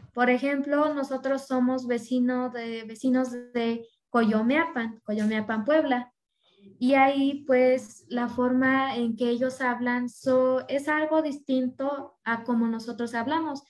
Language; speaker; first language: Spanish; non-native, local second language; Nahuatl languages